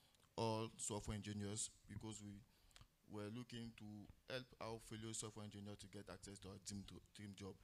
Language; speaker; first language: English; non-native, local second language; French